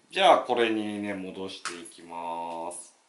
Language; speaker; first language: Japanese; native; Japanese